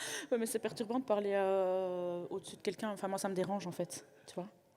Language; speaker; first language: French; native; French